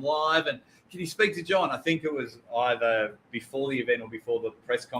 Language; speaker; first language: English; native; English